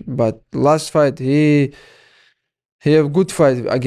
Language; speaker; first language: English; non-native, learner; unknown